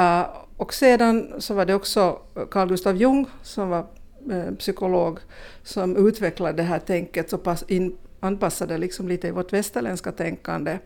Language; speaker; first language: Swedish; native; Swedish